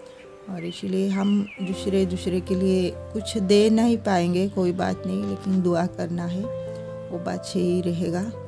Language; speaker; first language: Hindi; non-native, local second language; Odia